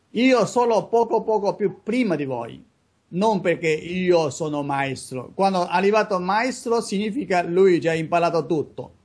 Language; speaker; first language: Italian; non-native, fluent; Chinese